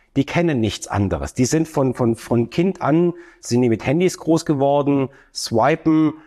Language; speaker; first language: German; native; German